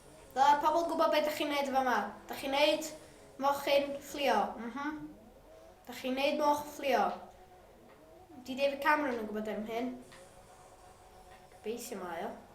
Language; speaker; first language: Welsh; non-native, local second language; English